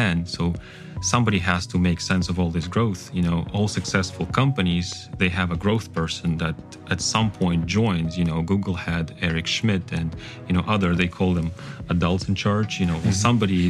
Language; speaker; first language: English; non-native, fluent; Kazakh